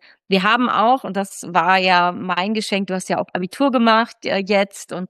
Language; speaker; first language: German; native; German